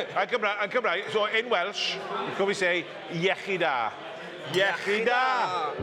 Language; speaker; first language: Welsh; non-native, local second language; English